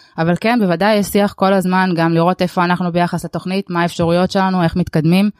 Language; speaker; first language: Hebrew; early bilingual, other home language; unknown